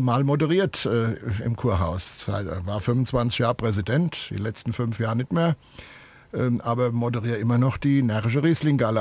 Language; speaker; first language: German; native; German